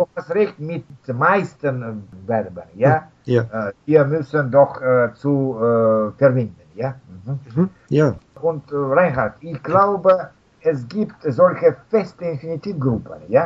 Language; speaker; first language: German; non-native, fluent; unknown